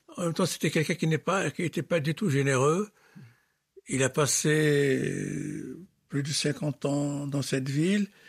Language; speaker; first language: French; non-native, local second language; Arabic